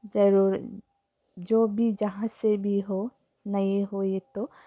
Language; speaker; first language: Hindi; non-native, local second language; Bangla